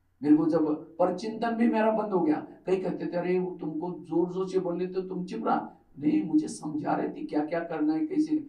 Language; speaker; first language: Hindi; non-native, local second language; Marathi